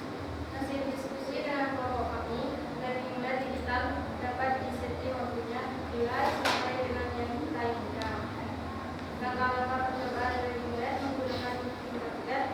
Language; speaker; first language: Indonesian; native; Indonesian